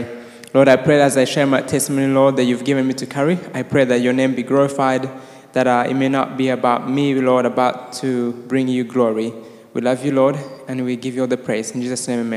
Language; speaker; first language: English; non-native, local second language; Kinyarwanda